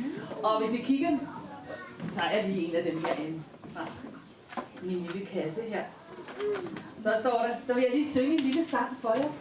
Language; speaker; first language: Danish; native; Danish